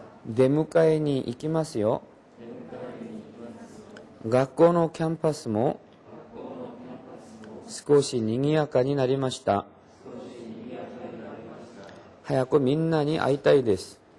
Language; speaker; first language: Japanese; non-native, local second language; Korean